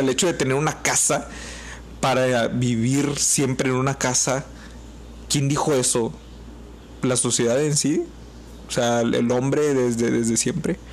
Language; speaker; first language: Spanish; native; Spanish